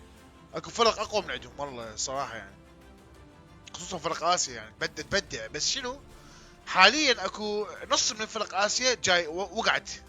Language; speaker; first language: Arabic; native; Arabic